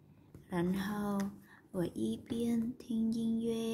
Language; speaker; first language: Chinese; non-native, learner; Vietnamese